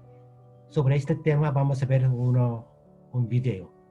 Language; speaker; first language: Spanish; non-native, fluent; Korean